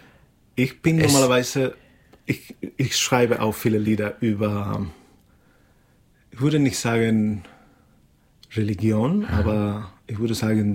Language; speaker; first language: German; non-native, learner; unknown